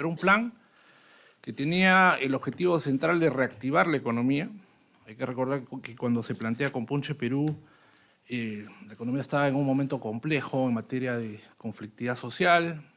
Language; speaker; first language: Spanish; native; Spanish